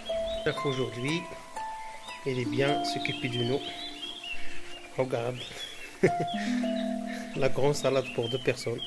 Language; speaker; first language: French; non-native, local second language; Arabic